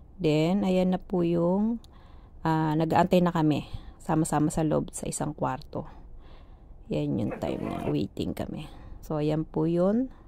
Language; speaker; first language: Filipino; native; Filipino